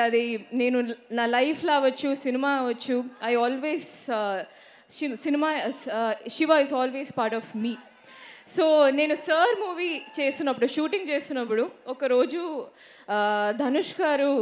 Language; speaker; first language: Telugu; non-native, learner; Malayalam